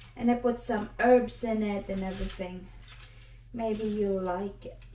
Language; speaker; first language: English; non-native, local second language; Filipino